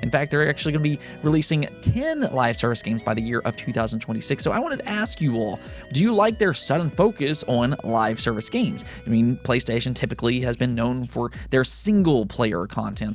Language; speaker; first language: English; native; English